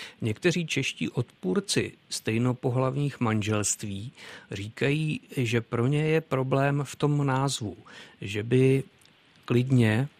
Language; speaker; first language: Czech; native; Czech